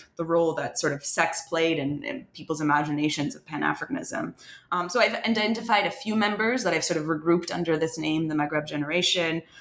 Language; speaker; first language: English; non-native, fluent; French